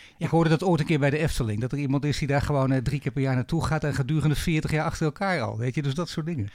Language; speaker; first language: Dutch; native; Dutch